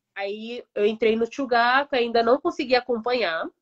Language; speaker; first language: Portuguese; early bilingual, heritage; Japanese